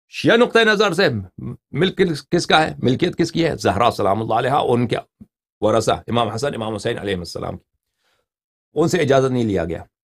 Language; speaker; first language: Urdu; non-native, fluent; Persian